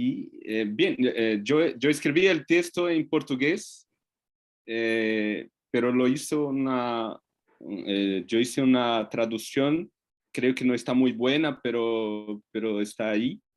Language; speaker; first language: Spanish; non-native, fluent; Portuguese